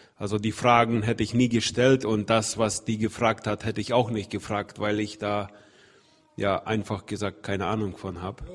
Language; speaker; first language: German; non-native, fluent; Russian